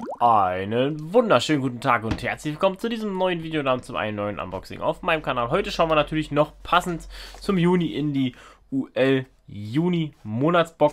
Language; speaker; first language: German; native; German